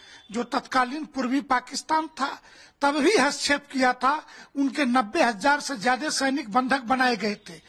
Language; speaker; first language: Hindi; native; Hindi